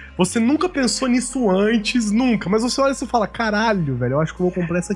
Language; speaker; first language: Portuguese; native; Portuguese